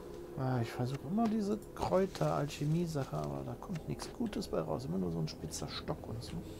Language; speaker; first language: German; native; German